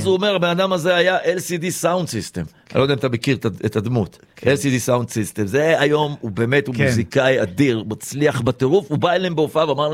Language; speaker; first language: Hebrew; native; Hebrew